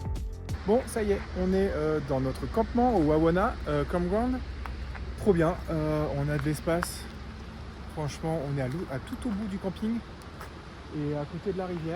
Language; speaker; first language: French; native; French